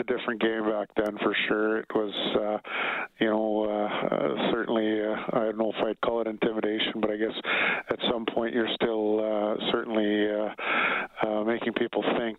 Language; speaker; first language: English; native; English